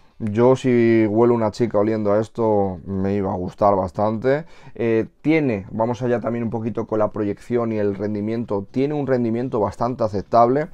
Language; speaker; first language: Spanish; native; Spanish